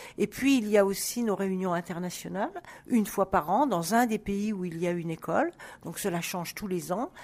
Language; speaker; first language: French; native; French